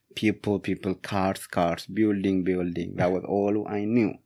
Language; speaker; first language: English; non-native, fluent; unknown